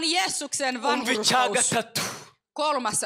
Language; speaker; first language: Finnish; non-native, fluent; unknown